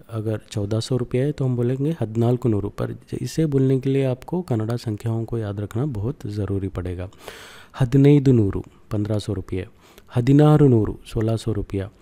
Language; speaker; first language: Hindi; non-native, local second language; Kannada